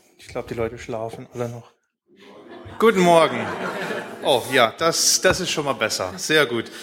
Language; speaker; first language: German; early bilingual, heritage; Plautdietsch